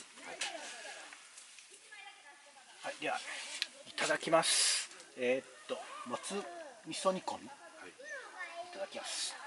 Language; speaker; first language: Japanese; native; Japanese